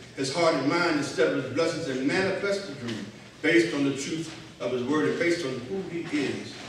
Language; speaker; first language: English; native; English